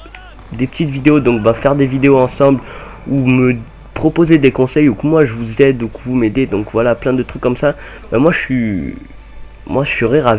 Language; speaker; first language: French; native; French